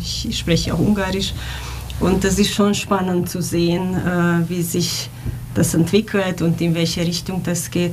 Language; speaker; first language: German; non-native, fluent; Romanian